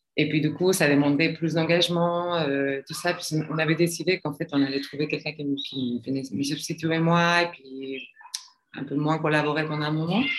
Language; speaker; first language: French; non-native, fluent; Spanish